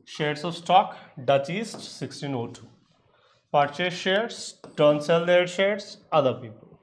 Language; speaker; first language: English; non-native, local second language; Telugu